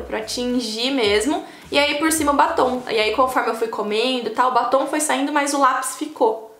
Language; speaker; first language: Portuguese; native; Portuguese